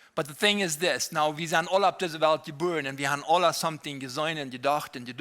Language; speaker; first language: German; non-native, learner; Low German